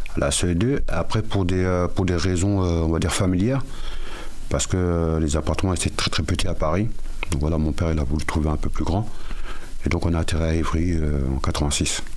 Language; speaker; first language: French; early bilingual, other home language; Mandingo